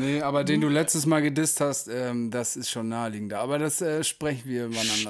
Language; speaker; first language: German; native; German